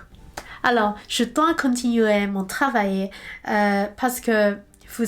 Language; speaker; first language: French; non-native, learner; Cantonese